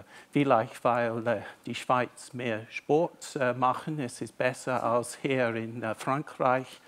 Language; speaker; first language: German; non-native, fluent; English